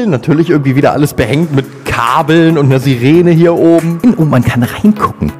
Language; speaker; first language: German; native; German